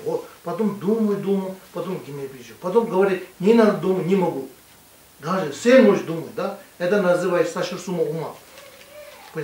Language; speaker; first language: Russian; non-native, learner; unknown